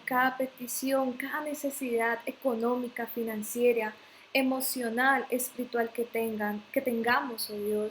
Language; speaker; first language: Spanish; native; Spanish